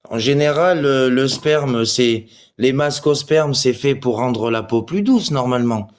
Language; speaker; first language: French; native; French